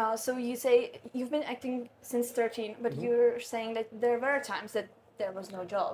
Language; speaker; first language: English; non-native, fluent; Czech